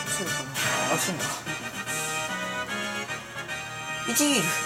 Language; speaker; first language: Japanese; native; Japanese